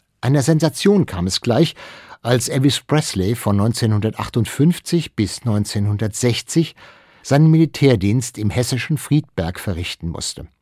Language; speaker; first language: German; native; German